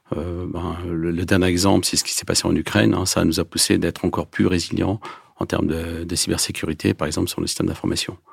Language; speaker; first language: French; early bilingual, other home language; Turkish